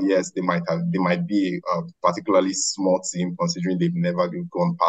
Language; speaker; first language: English; non-native, local second language; Igbo